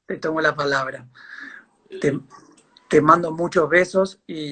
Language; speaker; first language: Spanish; native; Spanish